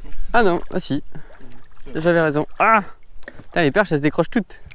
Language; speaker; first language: French; native; French